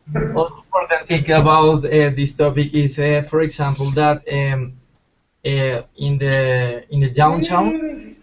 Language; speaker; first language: English; non-native, learner; Spanish